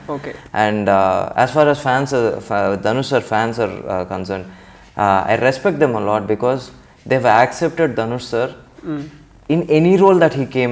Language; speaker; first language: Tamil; non-native, local second language; Telugu